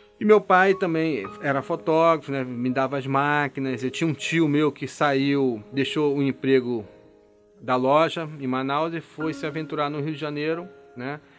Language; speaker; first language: Portuguese; native; Portuguese